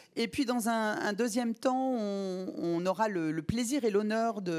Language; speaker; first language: French; native; French